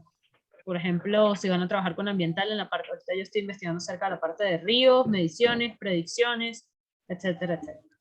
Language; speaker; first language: Spanish; native; Spanish